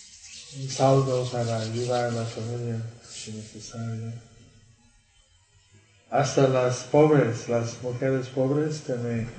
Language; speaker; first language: Spanish; non-native, learner; English